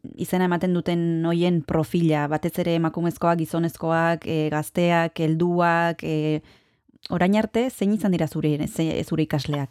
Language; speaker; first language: Basque; native; Basque